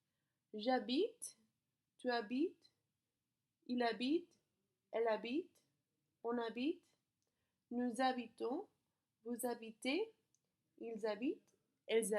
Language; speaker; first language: French; non-native, fluent; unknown